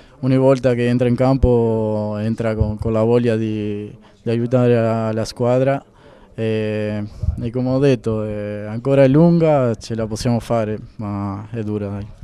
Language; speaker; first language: Italian; non-native, fluent; Spanish